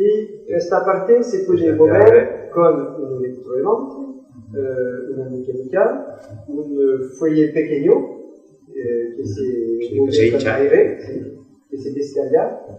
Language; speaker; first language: Spanish; non-native, learner; French